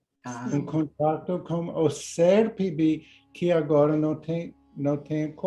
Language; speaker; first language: Portuguese; non-native, learner; English